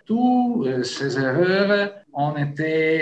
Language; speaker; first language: French; non-native, fluent; Italian